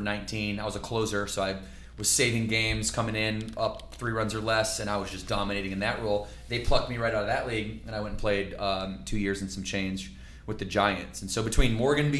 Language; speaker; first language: English; native; English